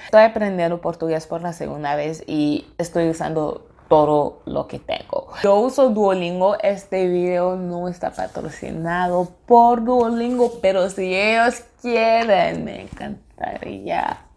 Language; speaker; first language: Spanish; non-native, fluent; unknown